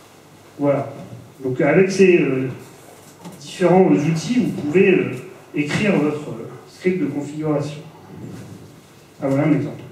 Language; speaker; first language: French; native; French